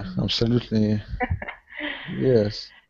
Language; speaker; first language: English; non-native, learner; Russian